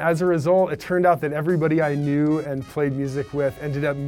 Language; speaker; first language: English; native; English